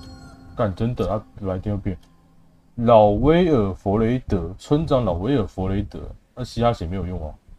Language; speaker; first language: Chinese; native; Chinese